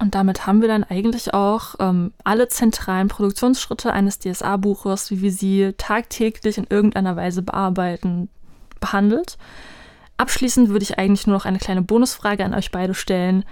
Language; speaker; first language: German; native; German